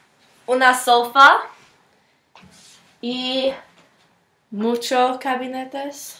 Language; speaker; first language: Spanish; non-native, learner; English